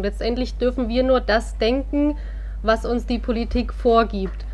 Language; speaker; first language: German; native; German